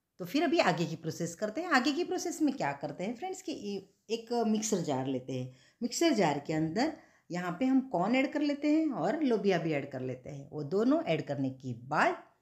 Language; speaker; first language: Hindi; non-native, local second language; Gujarati